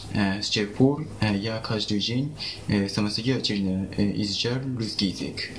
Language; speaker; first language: Russian; non-native, learner; Japanese